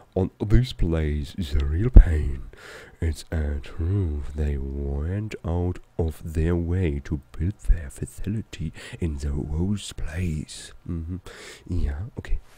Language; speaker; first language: English; non-native, learner; German